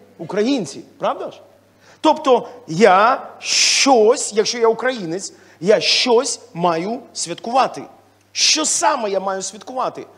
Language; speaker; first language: Ukrainian; non-native, local second language; Russian